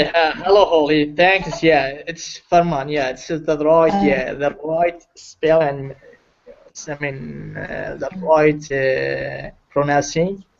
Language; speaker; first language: English; non-native, learner; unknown